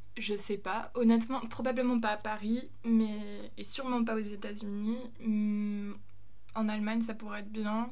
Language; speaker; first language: French; early bilingual, other home language; German